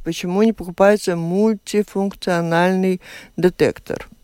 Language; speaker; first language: Russian; native; Russian